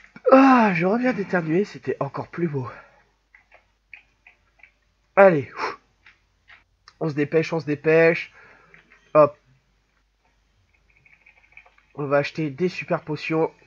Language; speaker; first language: French; native; French